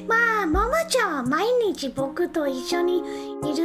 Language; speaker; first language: Japanese; non-native, learner; English